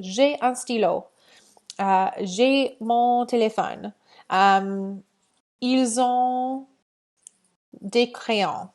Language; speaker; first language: French; non-native, fluent; English